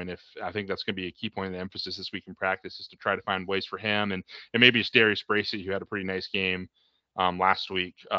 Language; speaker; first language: English; native; English